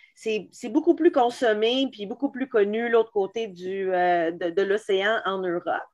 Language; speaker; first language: French; native; French